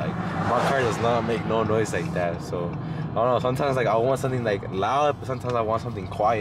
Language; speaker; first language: English; early bilingual, other home language; Spanish